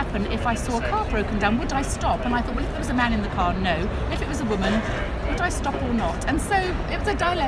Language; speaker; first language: English; native; English